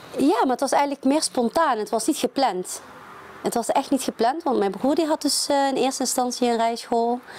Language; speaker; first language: Dutch; early bilingual, other home language; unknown